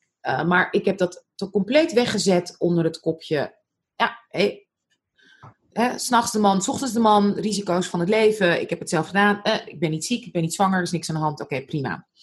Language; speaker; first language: Dutch; early bilingual, other home language; Arabic